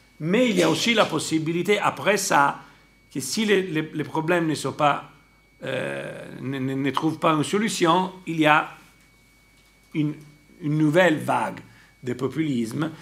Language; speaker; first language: French; non-native, fluent; Italian